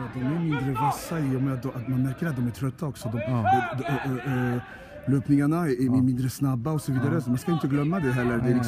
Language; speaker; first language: Swedish; non-native, fluent; French